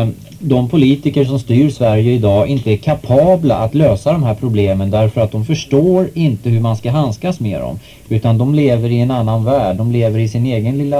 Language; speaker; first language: Swedish; native; Swedish